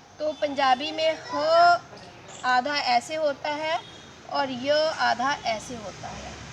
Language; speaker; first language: Hindi; non-native, local second language; Punjabi